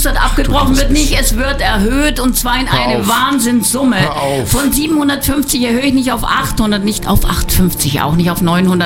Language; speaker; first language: German; native; German